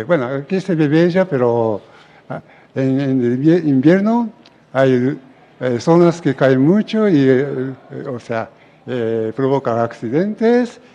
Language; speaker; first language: Spanish; non-native, fluent; Japanese